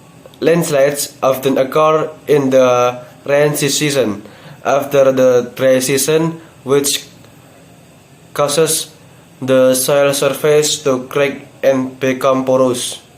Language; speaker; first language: English; non-native, learner; Indonesian